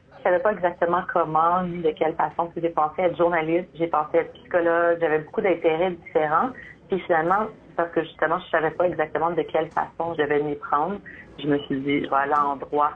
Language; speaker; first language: French; native; French